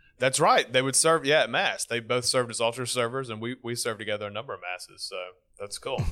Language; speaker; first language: English; native; English